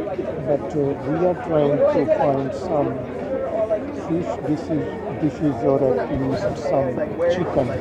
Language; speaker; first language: English; non-native, fluent; Urdu